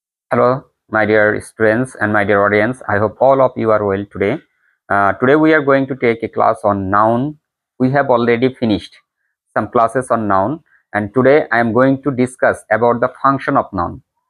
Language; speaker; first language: English; non-native, local second language; Bangla